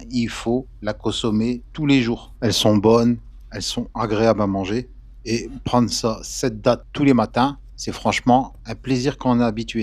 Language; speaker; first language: French; native; French